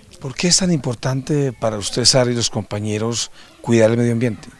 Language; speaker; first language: Spanish; native; Spanish